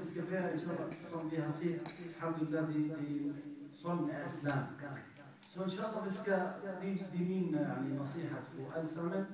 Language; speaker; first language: Danish; non-native, fluent; Arabic